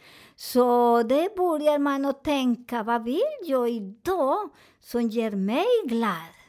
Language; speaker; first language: Swedish; non-native, learner; Spanish